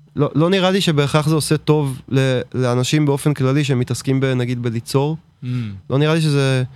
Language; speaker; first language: Hebrew; native; Hebrew